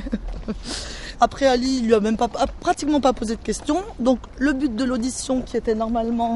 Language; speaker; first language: French; native; French